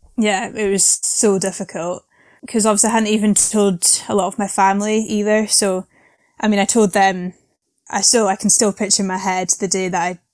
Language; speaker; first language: English; native; English